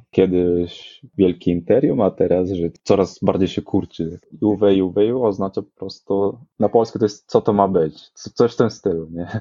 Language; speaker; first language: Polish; non-native, fluent; Mongolian